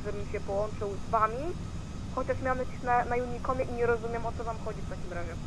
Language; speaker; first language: Polish; native; Polish